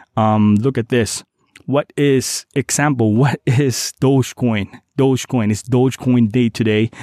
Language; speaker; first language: English; non-native, local second language; Cebuano